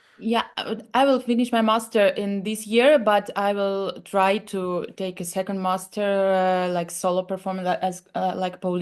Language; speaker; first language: English; non-native, learner; Russian